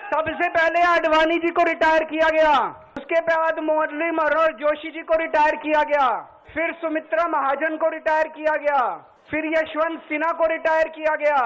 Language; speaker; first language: Hindi; native; Hindi